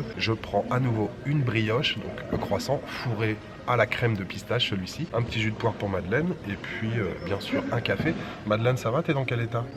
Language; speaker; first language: French; native; French